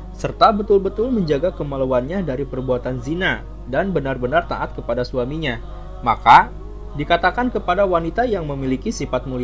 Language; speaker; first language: Indonesian; native; Indonesian